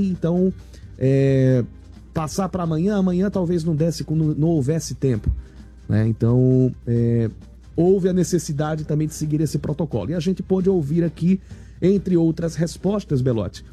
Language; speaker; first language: Portuguese; native; Portuguese